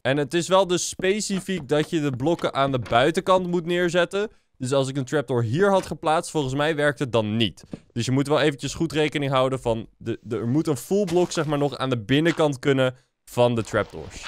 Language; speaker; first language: Dutch; native; Dutch